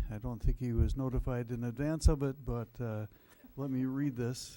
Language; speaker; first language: English; native; English